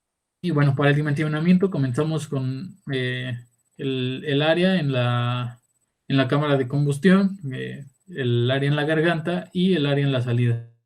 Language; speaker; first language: Spanish; native; Spanish